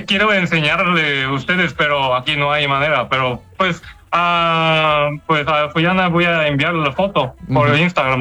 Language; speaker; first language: Spanish; non-native, fluent; Korean